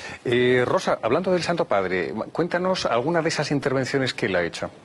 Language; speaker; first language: Spanish; native; Spanish